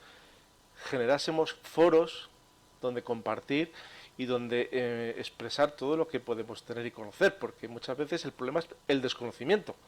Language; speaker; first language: Spanish; native; Spanish